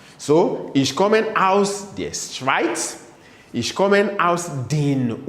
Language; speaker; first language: German; non-native, learner; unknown